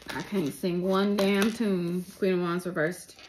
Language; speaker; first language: English; native; English